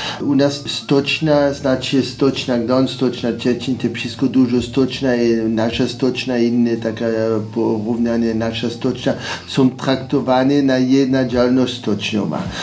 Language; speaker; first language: Polish; non-native, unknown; French